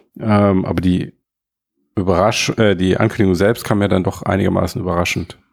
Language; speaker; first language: German; native; German